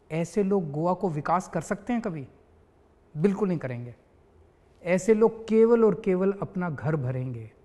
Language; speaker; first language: Hindi; native; Hindi